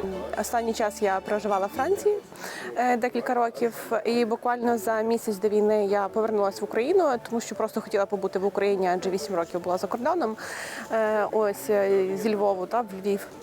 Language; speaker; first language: Ukrainian; native; Ukrainian